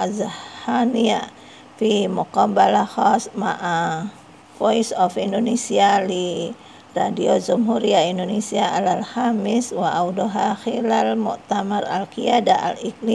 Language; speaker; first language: Arabic; non-native, fluent; Indonesian